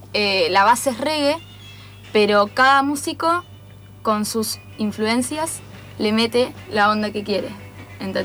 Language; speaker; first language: Spanish; native; Spanish